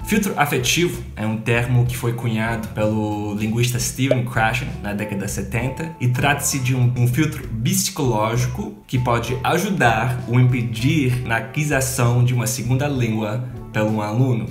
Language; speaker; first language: Portuguese; non-native, fluent; English